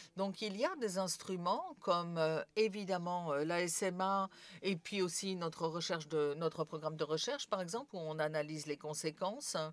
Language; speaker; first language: French; non-native, fluent; Serbian